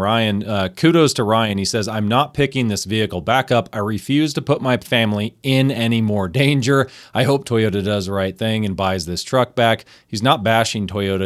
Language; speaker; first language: English; native; English